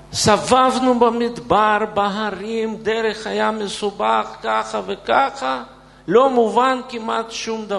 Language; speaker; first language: Hebrew; non-native, fluent; Russian